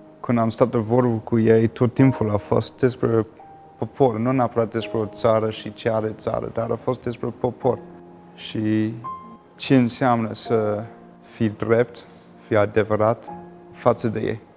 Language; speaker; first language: Romanian; non-native, fluent; English